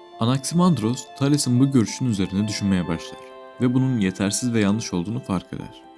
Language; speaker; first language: Turkish; native; Turkish